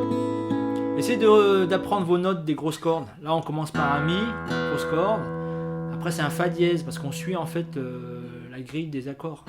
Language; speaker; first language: French; native; French